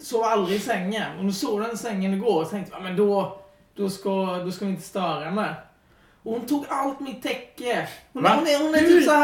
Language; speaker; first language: Swedish; native; Swedish